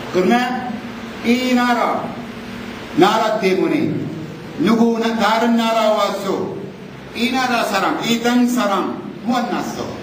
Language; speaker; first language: Korean; non-native, learner; Arabic